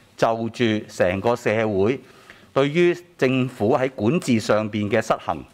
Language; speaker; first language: Cantonese; native; Cantonese